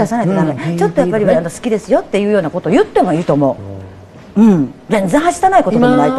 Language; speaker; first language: Japanese; native; Japanese